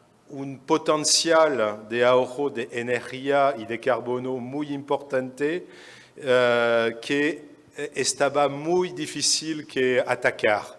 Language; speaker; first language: Spanish; non-native, fluent; French